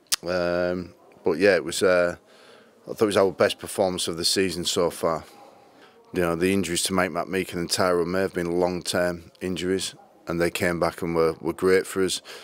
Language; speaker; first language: English; native; English